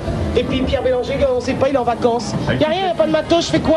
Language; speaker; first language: French; native; French